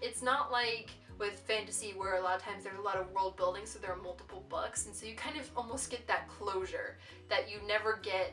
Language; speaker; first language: English; native; English